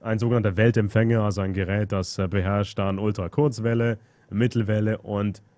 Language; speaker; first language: German; native; German